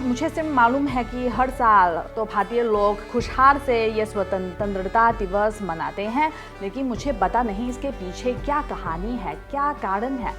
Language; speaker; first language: Hindi; non-native, fluent; Chinese